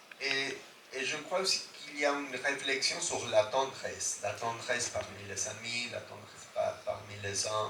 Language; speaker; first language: French; non-native, fluent; Spanish